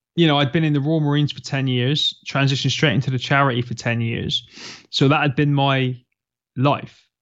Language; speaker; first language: English; native; English